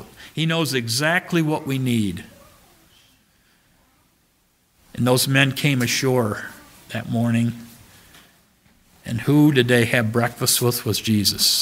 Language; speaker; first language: English; native; English